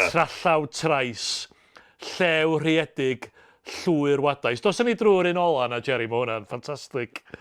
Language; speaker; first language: Welsh; native; Welsh